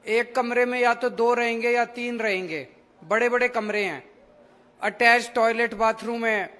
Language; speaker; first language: Hindi; native; Hindi